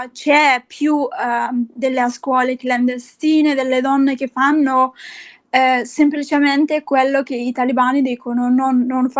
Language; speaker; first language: Italian; non-native, fluent; Persian